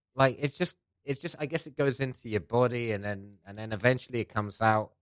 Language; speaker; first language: English; non-native, local second language; Persian